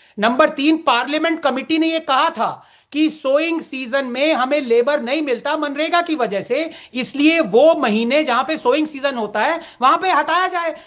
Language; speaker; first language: Hindi; non-native, local second language; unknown